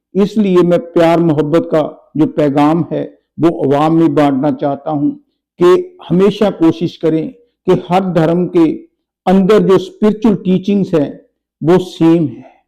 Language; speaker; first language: Hindi; non-native, local second language; Punjabi